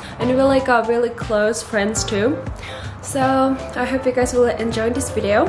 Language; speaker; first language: English; non-native, fluent; Japanese